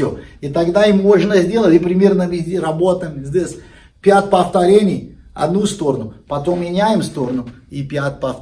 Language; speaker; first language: Russian; non-native, learner; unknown